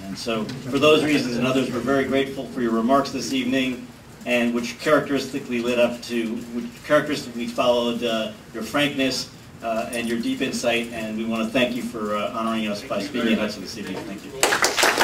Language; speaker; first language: English; native; English